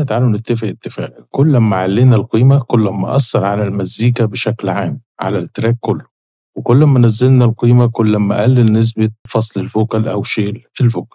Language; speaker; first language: Arabic; native; Arabic